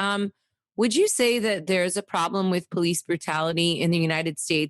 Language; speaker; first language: English; native; English